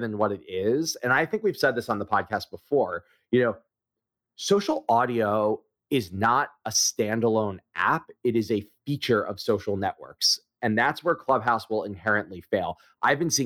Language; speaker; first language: English; native; English